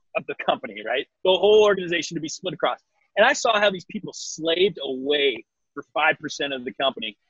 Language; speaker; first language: English; native; English